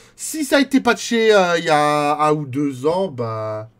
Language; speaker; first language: French; native; French